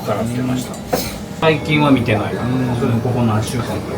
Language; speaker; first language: Japanese; native; Japanese